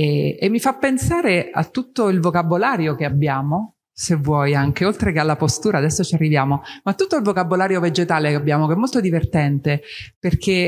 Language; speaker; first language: Italian; native; Italian